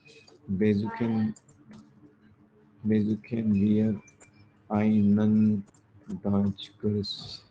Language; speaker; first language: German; non-native, learner; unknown